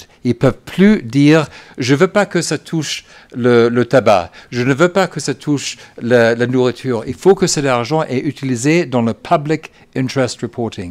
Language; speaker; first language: French; non-native, fluent; English